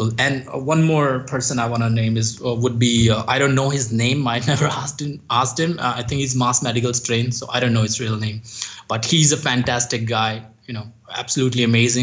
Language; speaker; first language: English; non-native, local second language; Hindi